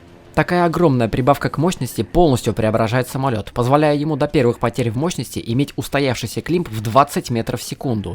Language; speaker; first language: Russian; native; Russian